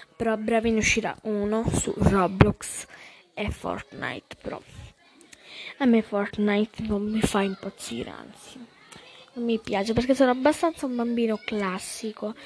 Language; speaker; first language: Italian; native; Italian